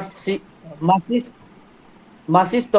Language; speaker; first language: Korean; non-native, learner; Bangla